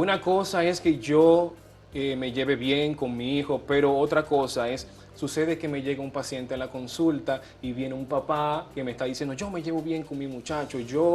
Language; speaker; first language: Spanish; native; Spanish